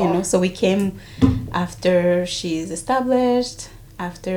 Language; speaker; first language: English; non-native, local second language; Kinyarwanda